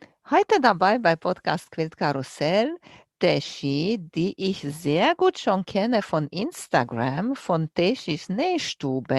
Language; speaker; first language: German; non-native, fluent; Romanian